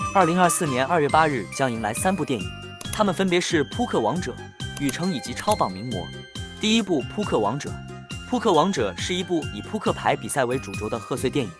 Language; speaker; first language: Chinese; native; Chinese